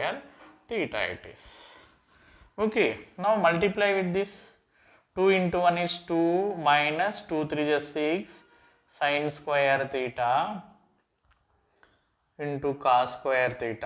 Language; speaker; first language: English; non-native, local second language; Telugu